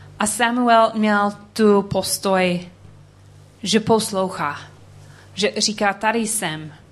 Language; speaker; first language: Czech; non-native, learner; English